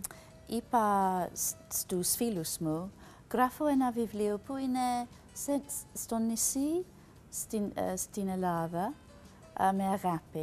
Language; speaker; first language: Greek; non-native, learner; English